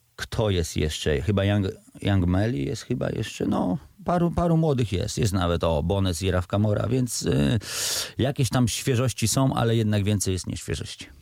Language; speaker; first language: Polish; native; Polish